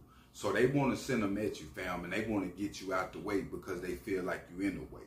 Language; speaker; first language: English; native; English